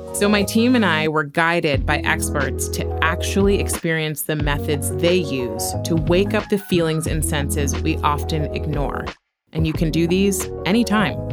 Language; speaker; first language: English; native; English